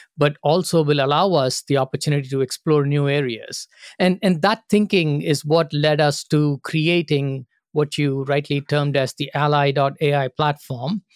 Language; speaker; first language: English; non-native, local second language; Tamil